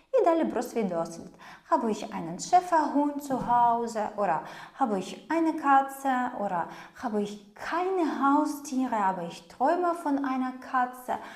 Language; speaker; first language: German; non-native, fluent; Ukrainian